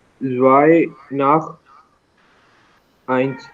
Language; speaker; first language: German; non-native, learner; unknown